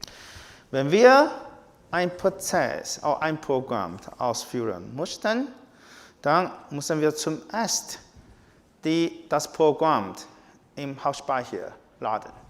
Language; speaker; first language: German; non-native, fluent; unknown